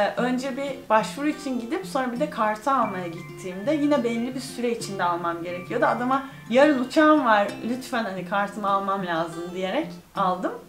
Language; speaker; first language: Turkish; native; Turkish